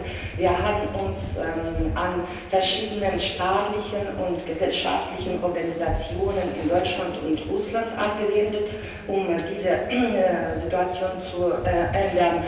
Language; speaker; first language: German; non-native, fluent; Russian